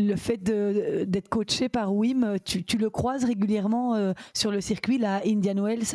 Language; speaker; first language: French; native; French